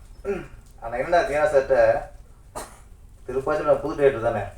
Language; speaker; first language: Tamil; native; Tamil